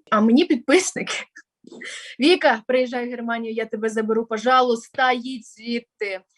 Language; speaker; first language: Ukrainian; non-native, local second language; Russian